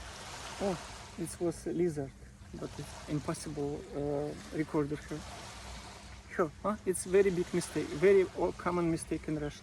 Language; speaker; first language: English; non-native, learner; Russian